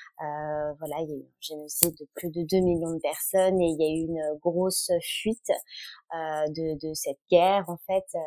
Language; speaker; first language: French; early bilingual, other home language; Vietnamese